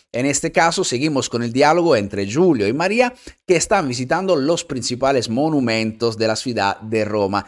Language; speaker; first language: Spanish; non-native, fluent; Italian